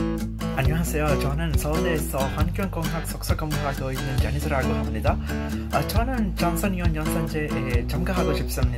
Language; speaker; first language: Korean; non-native, learner; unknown